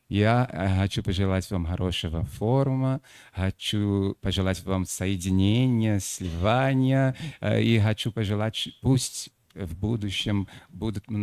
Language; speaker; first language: Russian; non-native, fluent; Portuguese